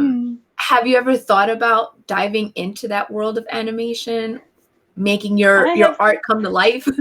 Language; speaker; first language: English; native; English